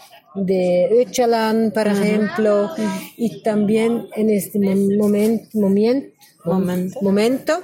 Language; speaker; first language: Spanish; non-native, learner; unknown